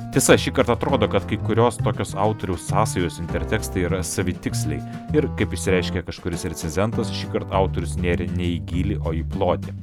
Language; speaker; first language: Lithuanian; native; Lithuanian